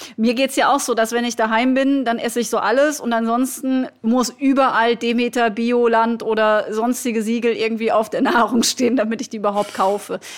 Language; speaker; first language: German; native; German